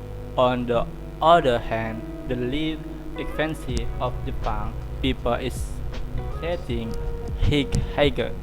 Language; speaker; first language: English; non-native, learner; Indonesian